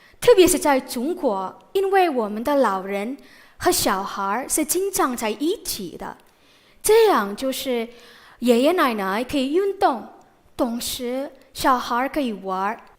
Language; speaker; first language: Chinese; non-native, fluent; Indonesian